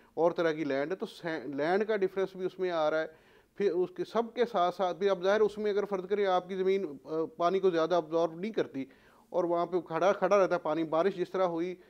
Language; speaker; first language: Urdu; non-native, local second language; Punjabi